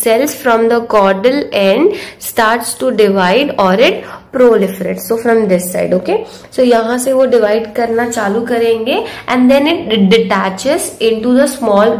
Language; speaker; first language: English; non-native, local second language; Hindi